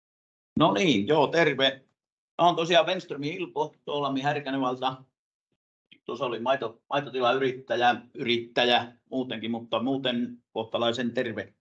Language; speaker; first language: Finnish; native; Finnish